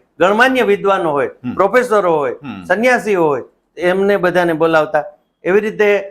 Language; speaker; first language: Gujarati; native; Gujarati